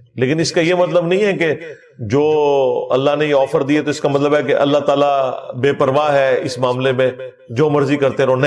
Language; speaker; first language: Urdu; non-native, local second language; Punjabi